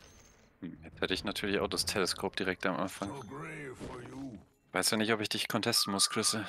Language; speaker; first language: German; native; German